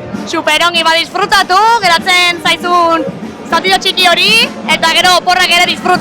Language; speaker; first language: Basque; native; Basque